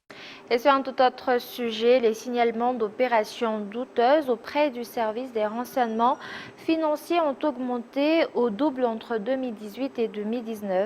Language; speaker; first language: French; non-native, local second language; Malagasy